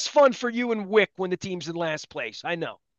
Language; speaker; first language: English; native; English